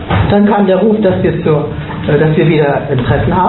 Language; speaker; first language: German; native; German